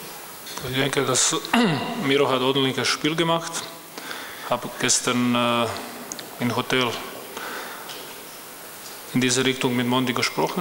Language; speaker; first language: German; non-native, fluent; Croatian